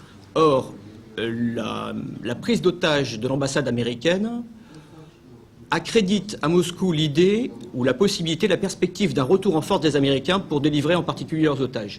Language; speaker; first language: French; native; French